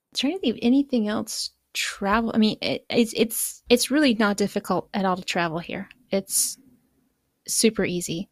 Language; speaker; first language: English; native; English